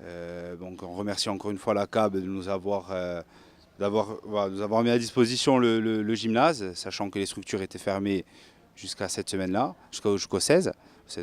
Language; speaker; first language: French; native; French